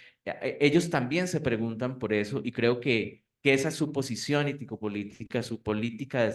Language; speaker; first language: Spanish; native; Spanish